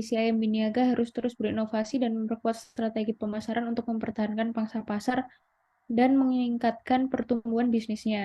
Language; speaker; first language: Indonesian; native; Indonesian